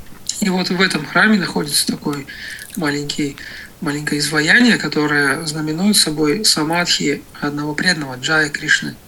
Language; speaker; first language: Russian; native; Russian